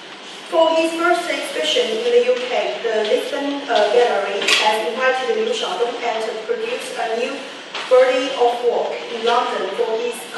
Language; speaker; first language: English; non-native, learner; Chinese